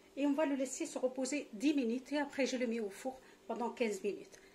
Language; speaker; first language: French; non-native, local second language; Arabic